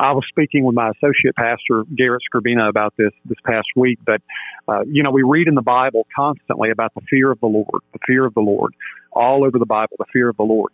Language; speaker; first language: English; native; English